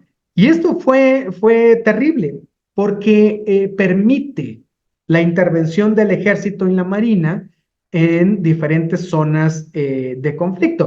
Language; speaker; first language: Spanish; native; Spanish